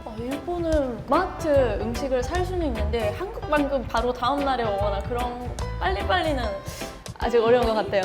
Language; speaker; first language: Korean; non-native, fluent; Japanese